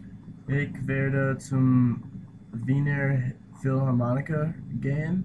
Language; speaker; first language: German; non-native, learner; English